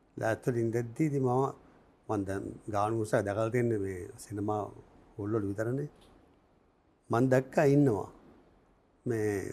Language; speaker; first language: Sinhala; native; Sinhala